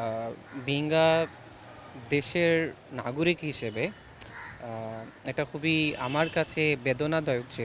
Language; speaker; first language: Bangla; non-native, fluent; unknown